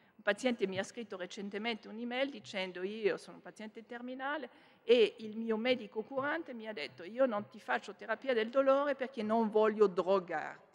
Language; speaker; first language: Italian; non-native, fluent; French